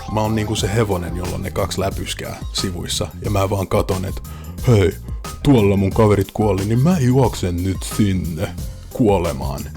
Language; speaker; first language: Finnish; non-native, fluent; English